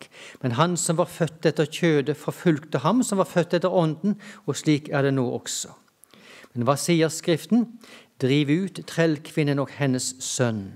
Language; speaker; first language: Norwegian; native; Norwegian